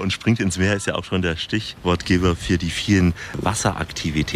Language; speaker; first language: German; native; German